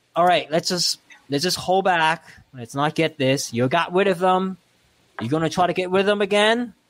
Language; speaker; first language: English; non-native, local second language; Cantonese